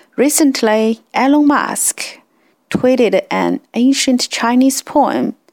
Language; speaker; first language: English; non-native, fluent; Chinese